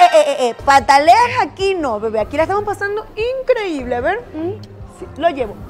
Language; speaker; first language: Spanish; native; Spanish